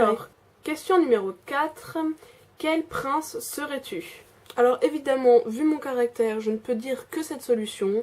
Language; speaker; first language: French; native; French